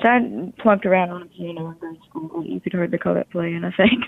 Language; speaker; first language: English; native; English